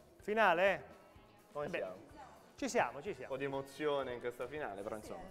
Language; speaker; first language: Italian; native; Italian